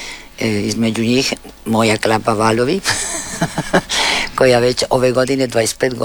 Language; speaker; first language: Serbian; early bilingual, heritage; Spanish